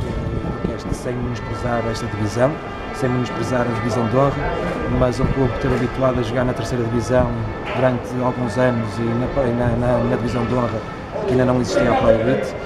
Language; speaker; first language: Portuguese; native; Portuguese